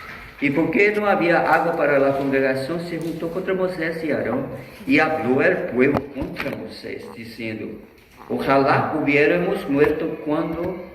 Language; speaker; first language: Spanish; non-native, fluent; Portuguese